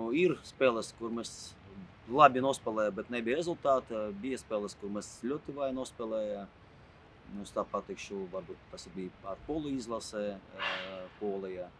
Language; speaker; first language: Latvian; non-native, local second language; Russian